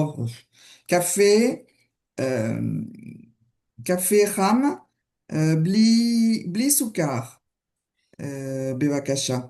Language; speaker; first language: Hebrew; non-native, learner; French